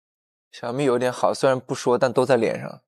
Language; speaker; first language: Chinese; native; Chinese